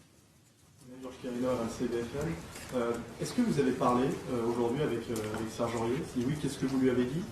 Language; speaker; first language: French; native; French